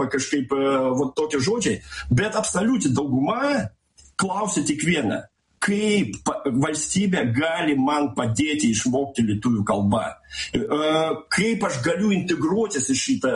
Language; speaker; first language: Lithuanian; non-native, local second language; Russian